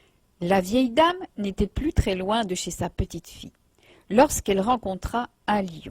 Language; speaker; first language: French; native; French